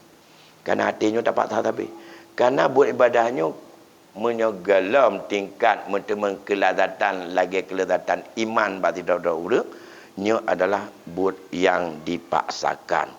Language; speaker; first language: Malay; non-native, local second language; Achinese